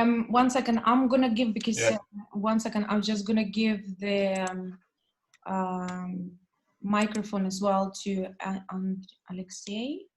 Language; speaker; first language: English; non-native, learner; Russian